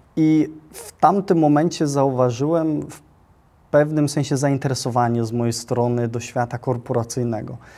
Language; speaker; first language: Polish; early bilingual, heritage; Polish